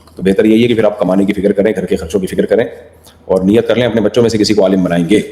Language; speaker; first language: Urdu; native; Urdu